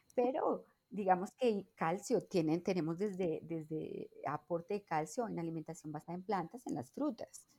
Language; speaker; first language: Spanish; native; Spanish